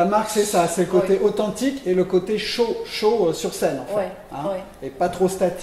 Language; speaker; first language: French; native; French